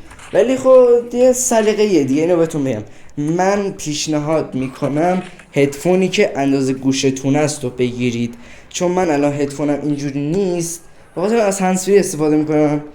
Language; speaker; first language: Persian; native; Persian